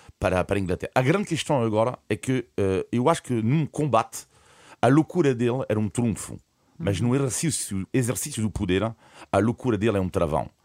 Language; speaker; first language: Portuguese; non-native, fluent; French